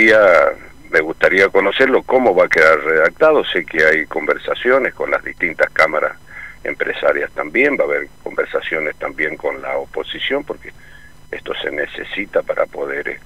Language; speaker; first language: Spanish; native; Spanish